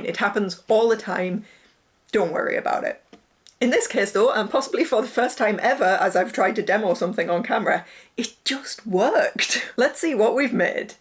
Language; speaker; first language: English; native; English